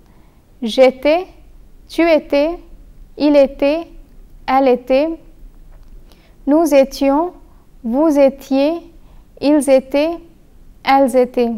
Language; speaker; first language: French; non-native, fluent; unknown